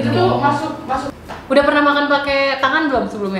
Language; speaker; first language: Indonesian; native; Indonesian